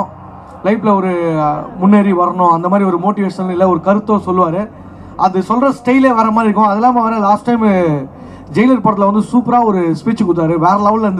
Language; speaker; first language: Tamil; native; Tamil